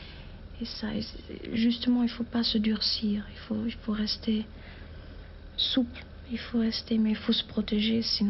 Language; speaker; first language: French; non-native, fluent; German